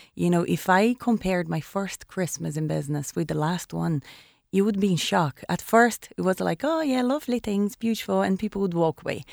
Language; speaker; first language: English; non-native, fluent; Portuguese